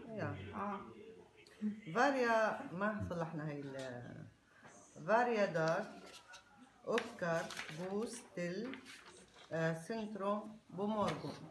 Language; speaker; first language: Swedish; non-native, learner; Arabic